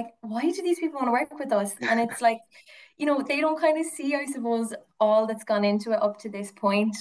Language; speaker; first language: English; native; English